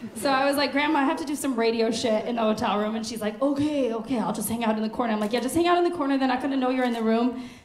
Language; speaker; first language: English; native; English